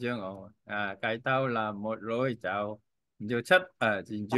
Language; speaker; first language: Vietnamese; non-native, learner; Korean